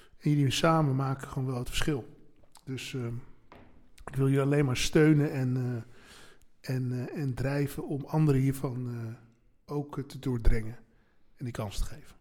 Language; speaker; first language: Dutch; native; Dutch